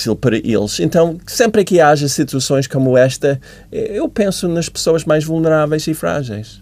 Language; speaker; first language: Portuguese; non-native, fluent; English